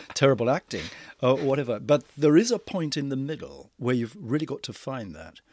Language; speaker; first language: English; native; English